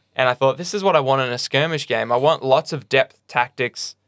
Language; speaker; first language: English; native; English